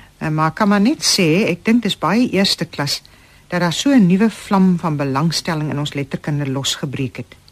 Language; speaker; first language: Afrikaans; native; Afrikaans